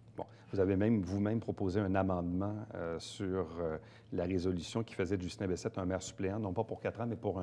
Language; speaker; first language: French; native; French